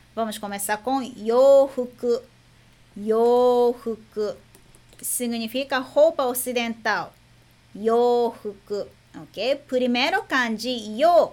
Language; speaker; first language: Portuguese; non-native, fluent; Japanese